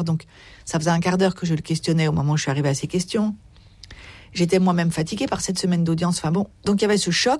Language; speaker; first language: French; native; French